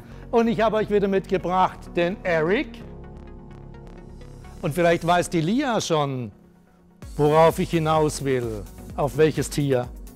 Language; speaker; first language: German; native; German